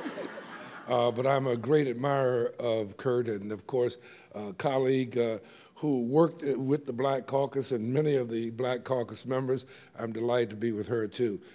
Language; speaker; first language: English; native; English